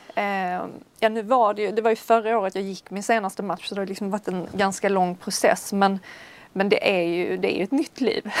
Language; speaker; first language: Swedish; native; Swedish